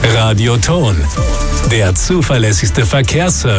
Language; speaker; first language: German; native; German